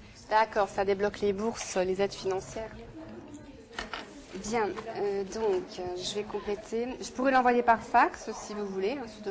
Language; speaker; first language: French; native; French